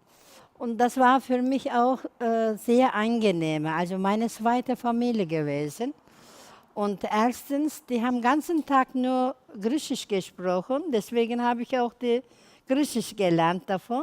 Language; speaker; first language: German; non-native, learner; Turkish